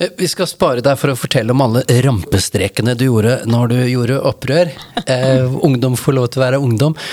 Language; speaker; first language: Norwegian; native; Norwegian